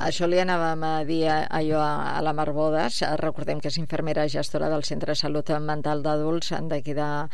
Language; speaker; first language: Catalan; native; Catalan